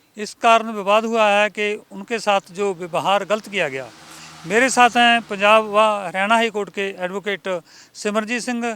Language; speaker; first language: Hindi; non-native, local second language; Punjabi